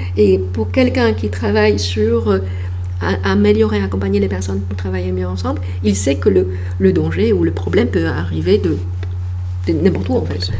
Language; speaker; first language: French; non-native, fluent; Polish